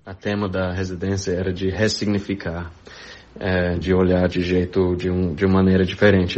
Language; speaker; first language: Portuguese; non-native, fluent; English